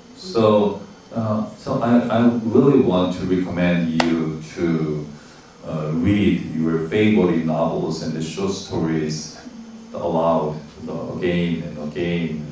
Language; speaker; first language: English; non-native, learner; Korean